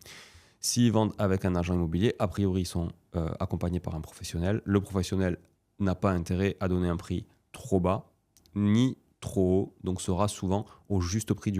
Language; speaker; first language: French; native; French